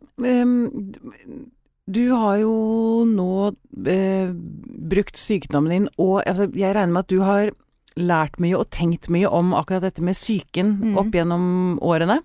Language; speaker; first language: Norwegian; native; Norwegian